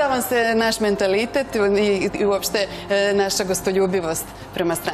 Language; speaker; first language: Bosnian; native; Bosnian